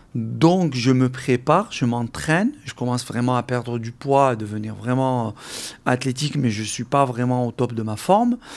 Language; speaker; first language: French; non-native, local second language; Arabic